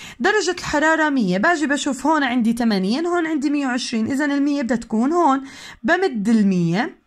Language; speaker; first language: Arabic; native; Arabic